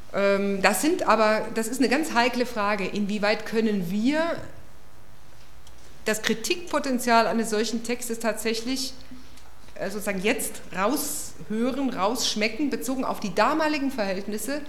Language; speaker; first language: German; native; German